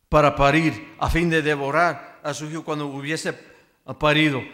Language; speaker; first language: Spanish; early bilingual, heritage; Spanish